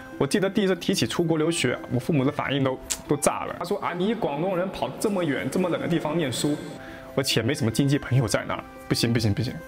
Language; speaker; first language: Chinese; native; Chinese